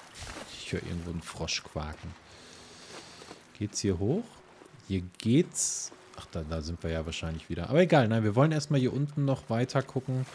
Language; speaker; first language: German; native; German